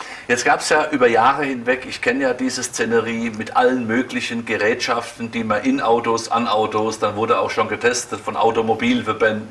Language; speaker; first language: German; native; German